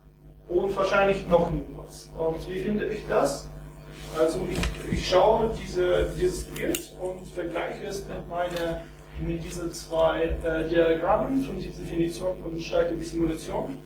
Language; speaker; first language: German; non-native, fluent; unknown